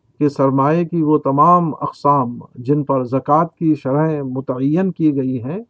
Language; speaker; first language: Urdu; native; Urdu